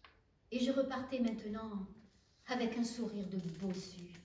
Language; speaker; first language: French; native; French